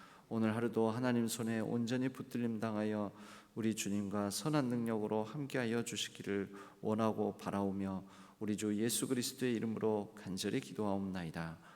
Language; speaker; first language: Korean; native; Korean